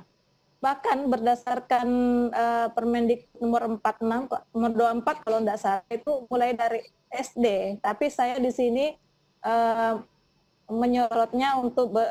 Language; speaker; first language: Indonesian; native; Indonesian